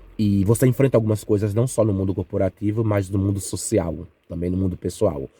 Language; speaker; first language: Portuguese; native; Portuguese